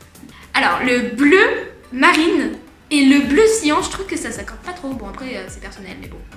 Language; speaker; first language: French; native; French